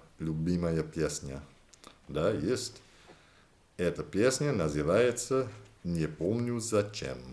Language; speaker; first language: Russian; non-native, learner; English